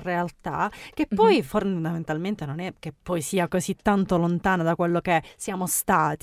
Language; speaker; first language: Italian; native; Italian